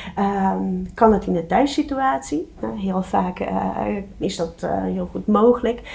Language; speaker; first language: Dutch; non-native, fluent; Czech